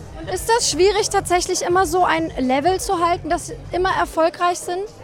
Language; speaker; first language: German; native; German